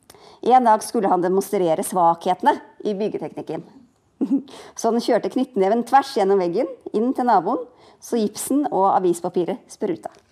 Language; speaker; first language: Norwegian; native; Norwegian